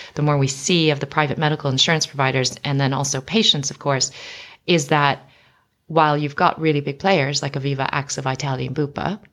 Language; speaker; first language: English; native; English